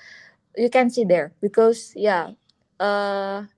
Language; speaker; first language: English; non-native, learner; Indonesian